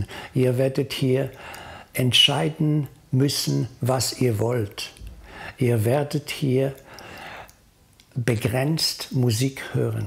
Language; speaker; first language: German; non-native, fluent; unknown